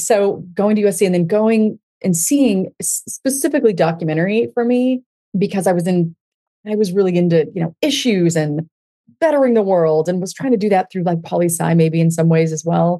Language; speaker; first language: English; native; English